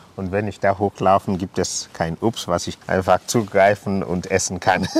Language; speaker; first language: German; non-native, fluent; English